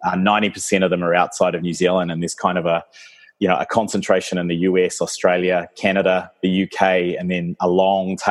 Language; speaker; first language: English; native; English